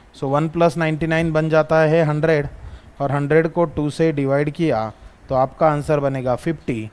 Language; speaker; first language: Hindi; non-native, local second language; Marathi